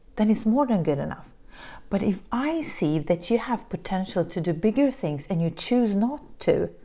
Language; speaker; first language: English; early bilingual, other home language; Polish